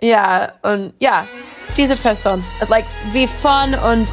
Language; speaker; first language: German; non-native, learner; English